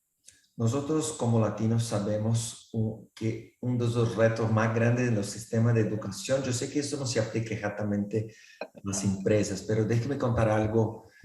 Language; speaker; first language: Spanish; non-native, fluent; Portuguese